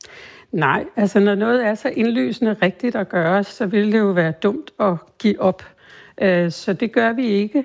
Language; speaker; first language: Danish; native; Danish